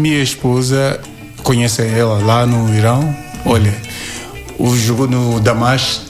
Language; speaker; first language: Portuguese; non-native, learner; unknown